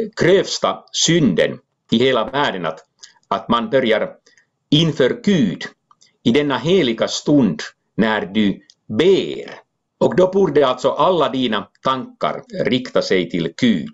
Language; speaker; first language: Swedish; non-native, local second language; Finnish